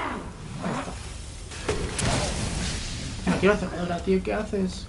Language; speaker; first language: Spanish; native; Spanish